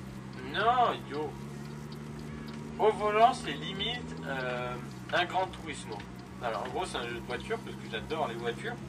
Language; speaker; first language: French; native; French